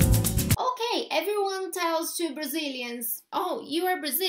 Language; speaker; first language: English; non-native, fluent; Portuguese